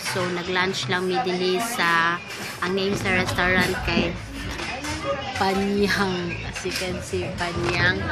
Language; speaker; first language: Cebuano; native; Cebuano